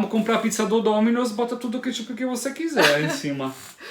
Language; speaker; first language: Portuguese; non-native, fluent; Italian